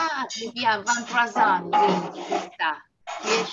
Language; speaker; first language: French; non-native, fluent; Spanish